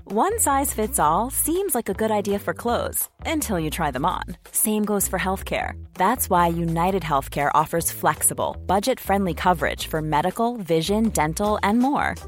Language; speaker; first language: English; early bilingual, other home language; Yoruba